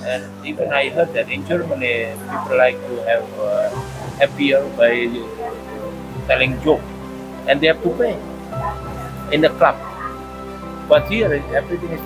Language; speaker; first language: English; non-native, learner; Indonesian